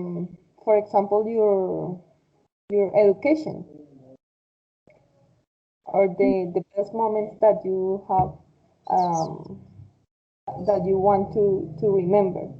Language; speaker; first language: English; non-native, fluent; Spanish